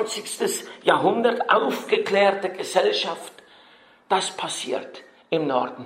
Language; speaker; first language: German; native; German